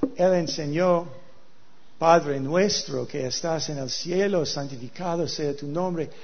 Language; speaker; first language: Spanish; non-native, learner; English